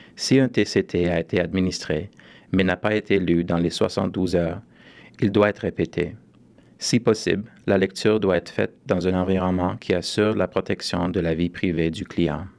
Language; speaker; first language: French; native; French